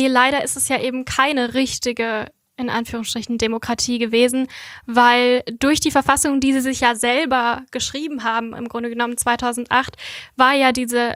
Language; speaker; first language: German; native; German